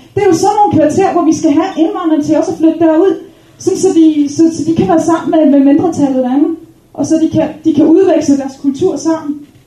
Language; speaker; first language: Danish; early bilingual, other home language; Arabic